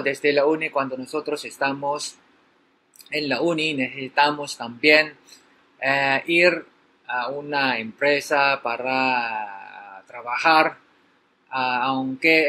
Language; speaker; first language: Spanish; non-native, learner; Filipino